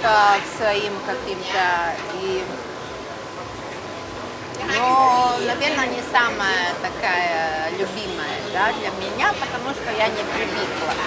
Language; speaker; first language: Russian; non-native, fluent; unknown